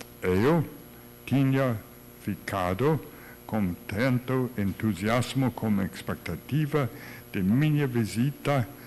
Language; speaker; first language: Portuguese; non-native, learner; English